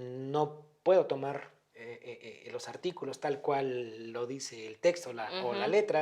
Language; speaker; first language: Spanish; native; Spanish